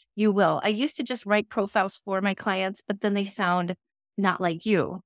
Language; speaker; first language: English; native; English